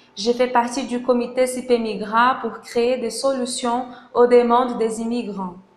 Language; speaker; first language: French; non-native, fluent; Portuguese